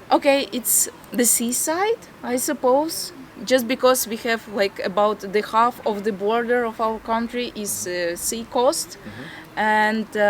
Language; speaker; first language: English; non-native, fluent; Latvian